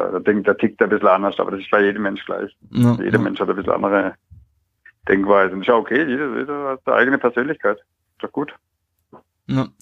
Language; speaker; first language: German; native; German